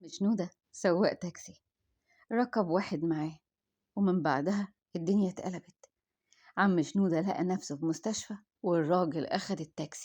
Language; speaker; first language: Arabic; native; Arabic